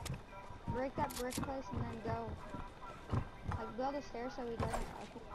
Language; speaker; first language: English; native; English